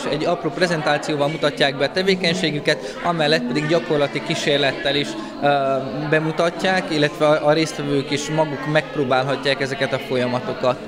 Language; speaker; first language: Hungarian; native; Hungarian